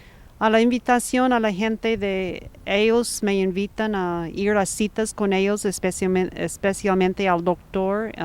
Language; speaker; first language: Spanish; non-native, fluent; English